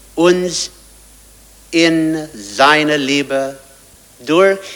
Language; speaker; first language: German; non-native, learner; English